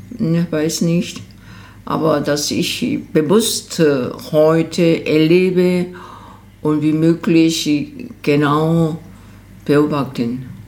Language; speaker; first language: German; non-native, fluent; Korean